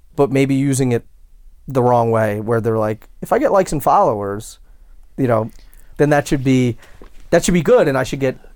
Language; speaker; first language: English; native; English